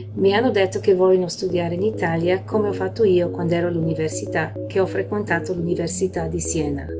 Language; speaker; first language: Italian; early bilingual, heritage; Italian